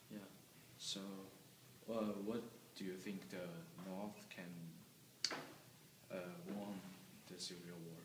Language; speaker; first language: English; non-native, learner; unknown